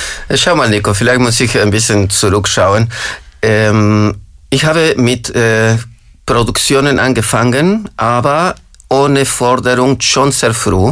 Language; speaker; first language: German; non-native, fluent; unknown